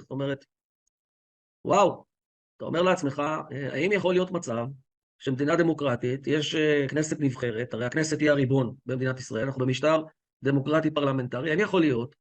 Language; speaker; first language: Hebrew; native; Hebrew